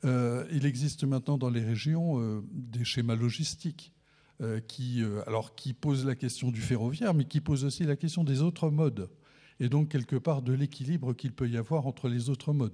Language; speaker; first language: French; native; French